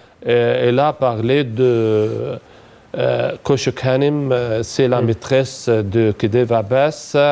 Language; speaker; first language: French; non-native, fluent; Arabic